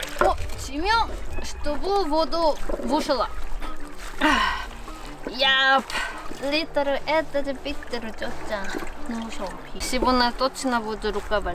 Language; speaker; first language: Russian; non-native, learner; Korean